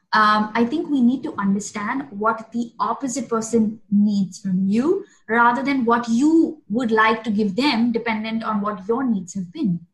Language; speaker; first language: English; non-native, local second language; Hindi